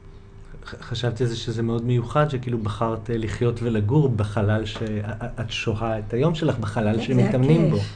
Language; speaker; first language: Hebrew; native; Hebrew